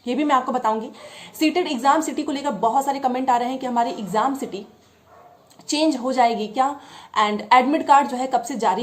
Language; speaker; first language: Hindi; native; Hindi